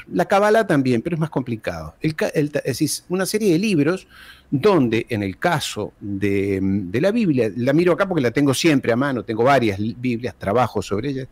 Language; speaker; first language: Spanish; early bilingual, heritage; Spanish